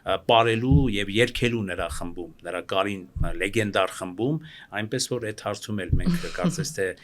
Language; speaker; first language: Armenian; native; Armenian